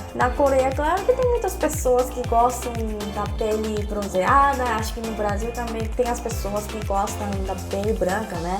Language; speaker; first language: Portuguese; non-native, fluent; Korean